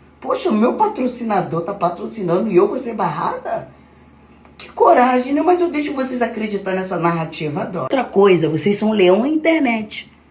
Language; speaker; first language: Portuguese; native; Portuguese